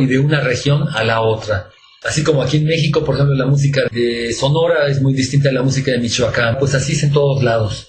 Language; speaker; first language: Spanish; native; Spanish